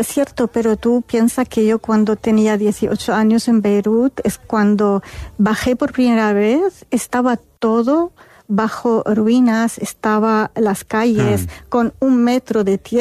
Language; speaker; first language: Spanish; non-native, fluent; Arabic